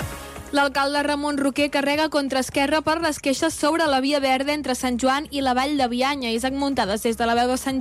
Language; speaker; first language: Catalan; native; Catalan